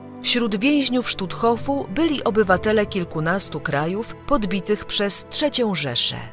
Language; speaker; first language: Polish; native; Polish